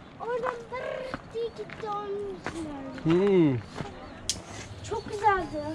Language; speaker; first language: Turkish; early bilingual, heritage; Turkish